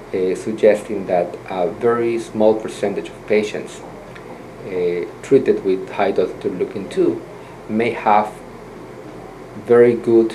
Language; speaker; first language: English; non-native, fluent; Spanish